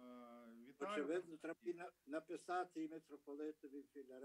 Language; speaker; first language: Ukrainian; early bilingual, heritage; Ukrainian